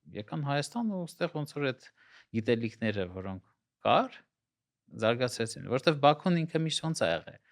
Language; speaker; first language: Armenian; non-native, local second language; Russian